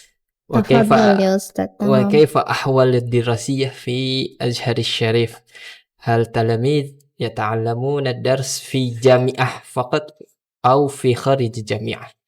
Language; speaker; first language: Arabic; non-native, learner; Indonesian